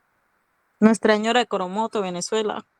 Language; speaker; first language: Spanish; native; Spanish